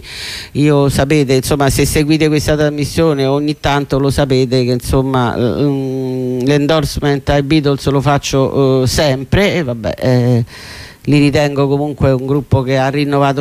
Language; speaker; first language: Italian; native; Italian